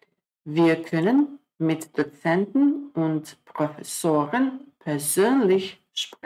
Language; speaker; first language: German; non-native, fluent; Croatian